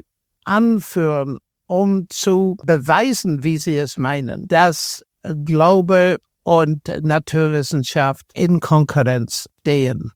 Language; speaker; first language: German; non-native, fluent; English